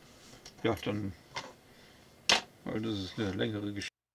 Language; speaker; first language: German; native; German